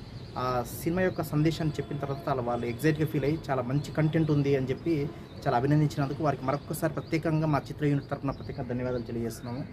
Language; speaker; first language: Telugu; native; Telugu